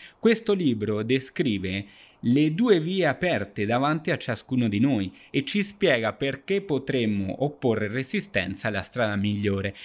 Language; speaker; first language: Italian; non-native, fluent; Spanish